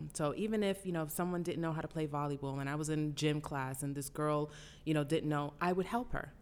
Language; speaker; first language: English; early bilingual, other home language; Spanish